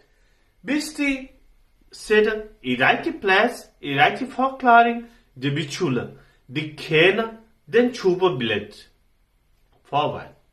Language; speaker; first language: Danish; non-native, learner; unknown